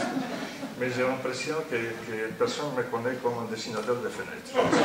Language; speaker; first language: French; non-native, fluent; Italian